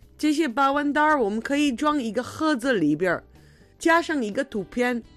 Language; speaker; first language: Chinese; non-native, fluent; Hebrew